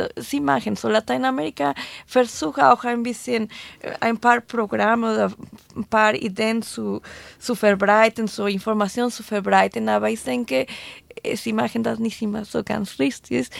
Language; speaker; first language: German; non-native, fluent; Spanish